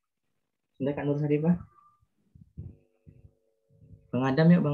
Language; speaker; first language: Indonesian; native; Indonesian